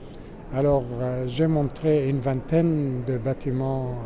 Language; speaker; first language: French; non-native, fluent; Arabic